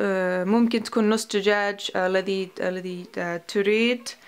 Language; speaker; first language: Arabic; non-native, learner; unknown